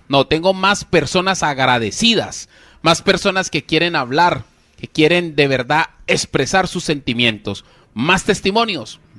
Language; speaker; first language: Spanish; native; Spanish